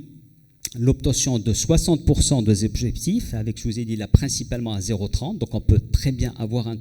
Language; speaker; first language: French; non-native, local second language; Arabic